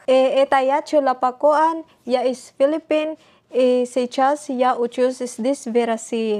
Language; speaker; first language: Russian; non-native, learner; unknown